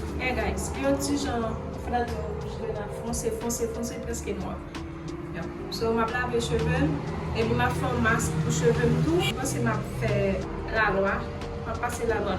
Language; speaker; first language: French; non-native, learner; Haitian Creole